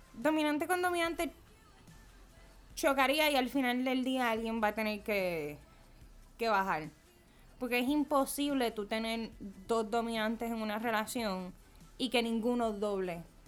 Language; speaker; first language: Spanish; native; Spanish